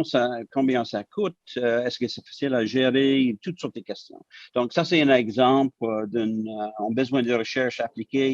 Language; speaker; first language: French; non-native, local second language; English